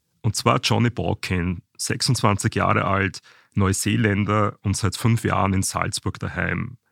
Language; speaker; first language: German; native; German